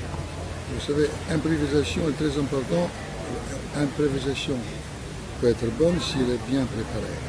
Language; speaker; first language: French; non-native, fluent; Russian